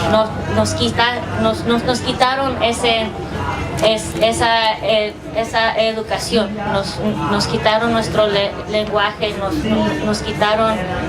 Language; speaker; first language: Spanish; early bilingual, heritage; English